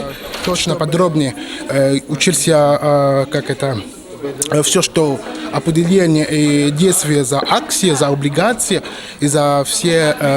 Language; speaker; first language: Russian; non-native, learner; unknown